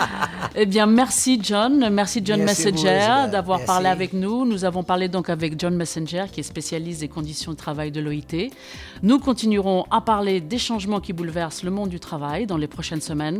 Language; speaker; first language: French; native; French